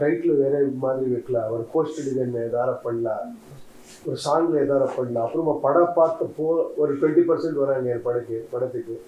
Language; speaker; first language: Tamil; non-native, learner; Kannada